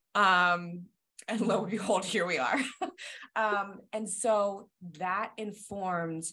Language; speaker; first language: English; native; English